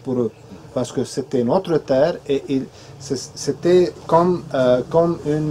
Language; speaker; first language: French; non-native, fluent; Arabic